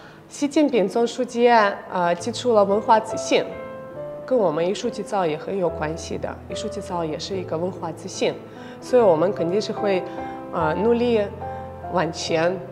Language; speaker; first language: Chinese; non-native, fluent; Russian